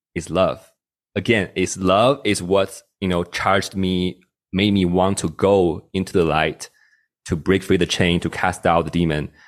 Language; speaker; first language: English; non-native, fluent; Chinese